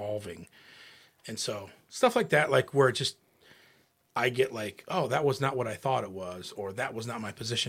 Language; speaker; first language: English; native; English